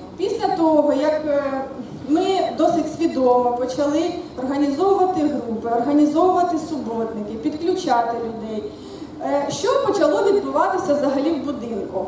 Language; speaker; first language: Ukrainian; non-native, local second language; Russian